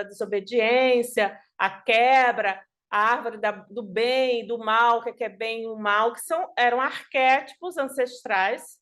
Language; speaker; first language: Portuguese; native; Portuguese